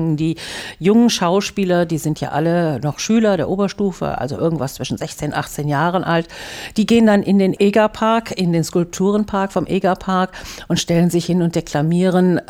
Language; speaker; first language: German; native; German